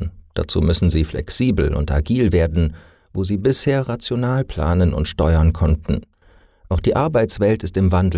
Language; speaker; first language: German; native; German